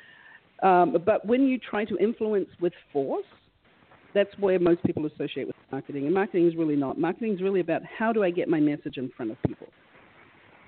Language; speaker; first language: English; native; English